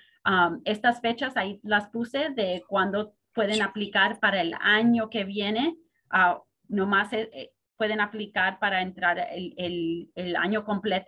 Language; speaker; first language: Spanish; early bilingual, heritage; Spanish